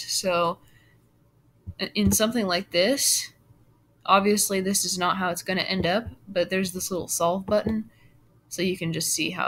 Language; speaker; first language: English; native; English